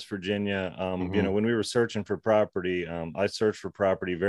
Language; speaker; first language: English; native; English